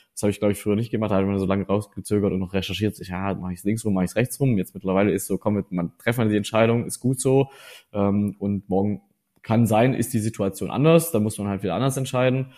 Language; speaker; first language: German; native; German